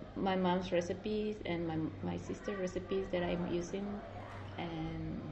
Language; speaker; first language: English; non-native, fluent; Spanish